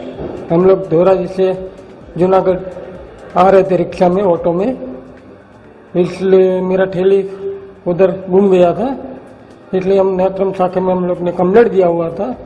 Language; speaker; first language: Hindi; non-native, local second language; Gujarati